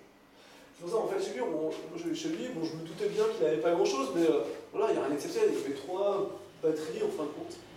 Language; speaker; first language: French; native; French